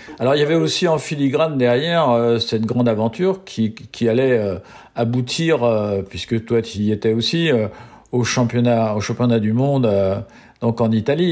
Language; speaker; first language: French; native; French